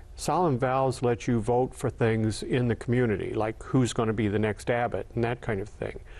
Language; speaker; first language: English; native; English